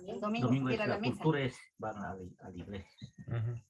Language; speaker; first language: Spanish; non-native, local second language; Quechua